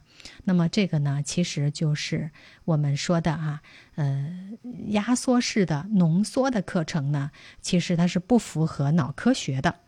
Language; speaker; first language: Chinese; native; Chinese